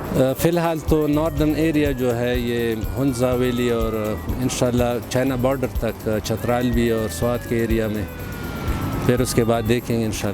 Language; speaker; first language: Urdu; non-native, local second language; Pashto